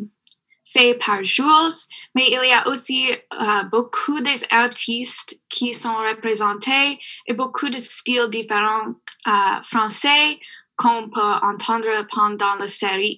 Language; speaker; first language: French; non-native, learner; English